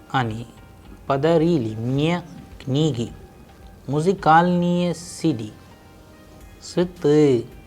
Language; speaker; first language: Russian; non-native, fluent; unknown